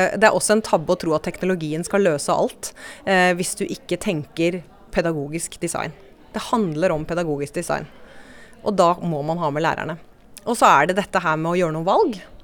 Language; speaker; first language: Norwegian; native; Norwegian